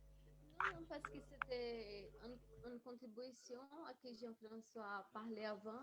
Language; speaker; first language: French; non-native, fluent; Portuguese